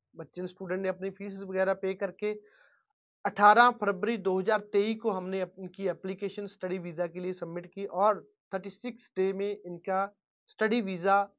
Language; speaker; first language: Hindi; non-native, local second language; Punjabi